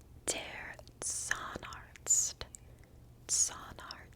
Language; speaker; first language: German; non-native, learner; English